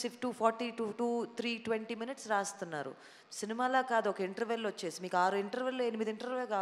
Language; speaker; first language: Telugu; native; Telugu